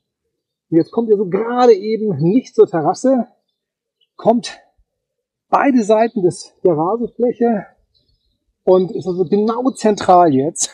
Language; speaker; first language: German; native; German